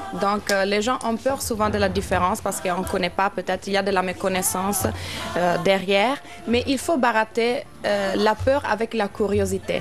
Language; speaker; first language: French; non-native, fluent; Italian